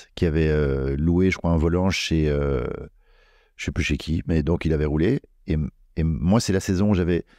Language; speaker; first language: French; native; French